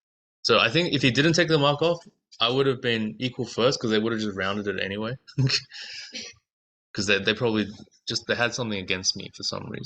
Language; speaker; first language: English; native; English